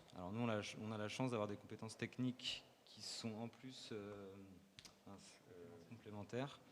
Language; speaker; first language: French; native; French